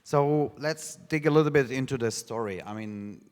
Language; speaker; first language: English; non-native, fluent; Polish